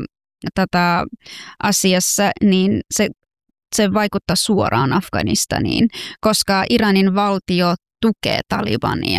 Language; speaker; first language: Finnish; non-native, fluent; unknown